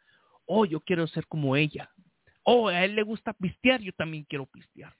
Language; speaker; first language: Spanish; early bilingual, heritage; Spanish